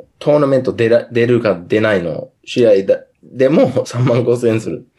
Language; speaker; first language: Japanese; non-native, fluent; English